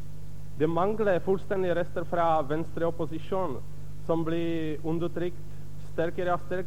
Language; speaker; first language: Norwegian; non-native, fluent; Czech